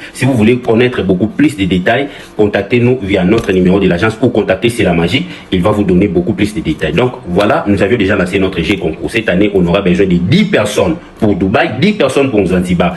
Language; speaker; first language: French; non-native, local second language; Lingala